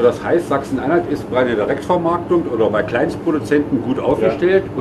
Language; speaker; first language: German; native; German